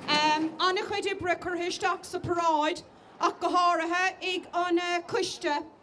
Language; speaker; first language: Irish; native; Irish